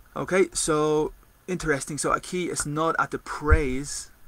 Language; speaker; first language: Spanish; non-native, learner; English